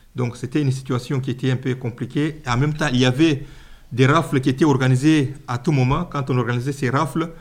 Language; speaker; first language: French; non-native, local second language; Luba-Lulua